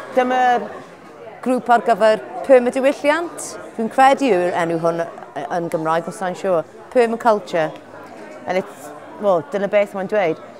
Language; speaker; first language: Welsh; non-native, learner; English